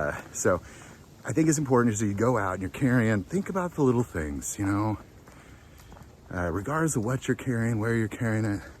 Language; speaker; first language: English; native; English